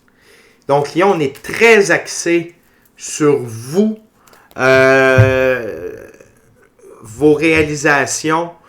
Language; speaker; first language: French; native; French